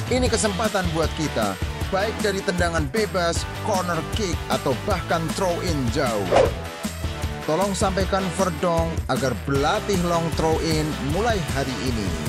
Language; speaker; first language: Indonesian; native; Indonesian